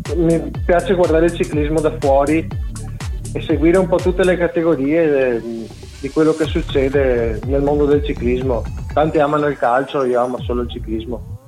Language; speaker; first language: Italian; native; Italian